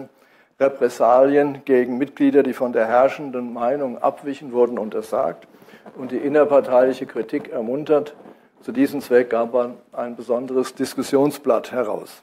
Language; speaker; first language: German; native; German